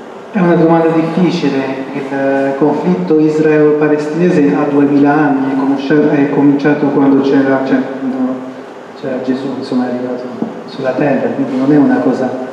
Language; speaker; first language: Italian; non-native, fluent; Armenian